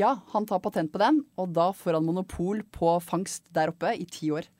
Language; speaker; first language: Norwegian; native; Norwegian